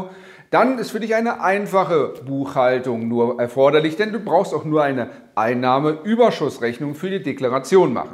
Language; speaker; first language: German; native; German